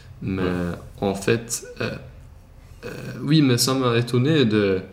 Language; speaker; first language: French; non-native, learner; Swedish